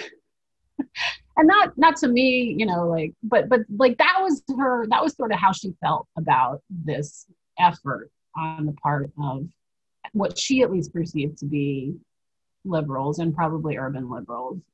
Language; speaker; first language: English; native; English